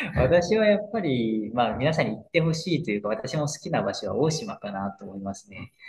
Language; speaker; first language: Japanese; native; Japanese